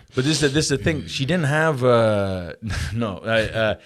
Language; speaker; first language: English; native; English